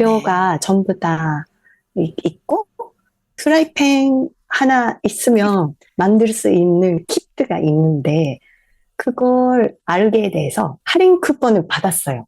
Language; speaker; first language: Korean; non-native, fluent; Japanese